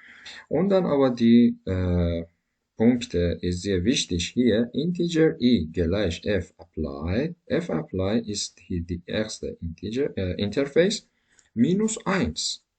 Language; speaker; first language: German; non-native, learner; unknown